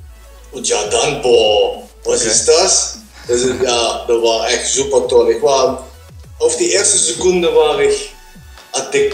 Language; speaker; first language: German; non-native, learner; Dutch